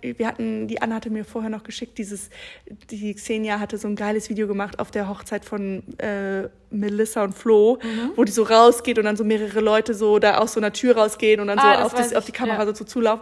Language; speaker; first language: German; native; German